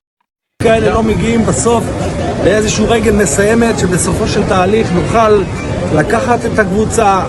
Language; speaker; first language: Hebrew; native; Hebrew